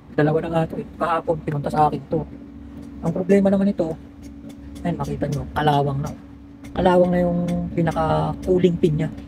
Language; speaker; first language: Filipino; native; Filipino